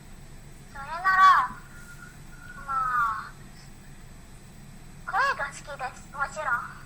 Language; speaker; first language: Japanese; non-native, learner; Indonesian